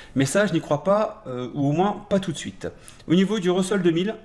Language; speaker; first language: French; native; French